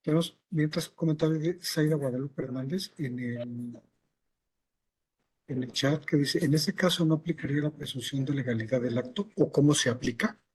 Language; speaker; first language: Spanish; native; Spanish